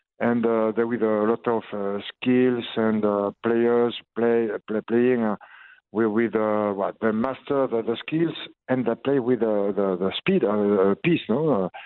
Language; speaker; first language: English; non-native, learner; French